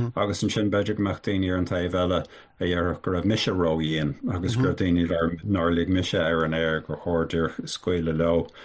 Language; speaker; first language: Irish; native; Irish